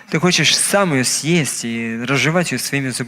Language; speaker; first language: Russian; native; Russian